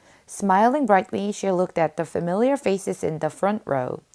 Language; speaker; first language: English; non-native, fluent; Korean